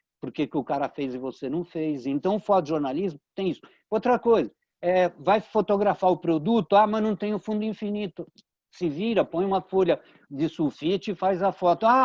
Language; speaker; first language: Portuguese; early bilingual, other home language; Italian